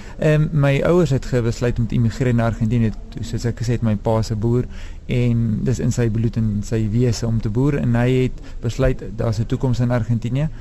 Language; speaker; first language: Afrikaans; native; Afrikaans